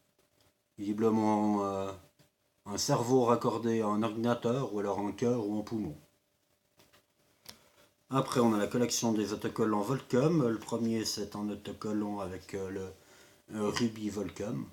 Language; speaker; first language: French; native; French